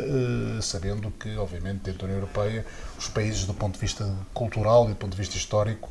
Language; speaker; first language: Portuguese; native; Portuguese